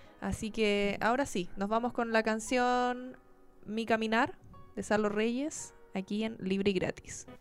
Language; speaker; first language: Spanish; native; Spanish